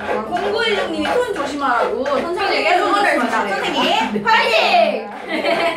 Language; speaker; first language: Korean; native; Korean